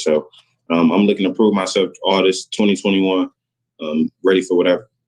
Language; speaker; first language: English; native; English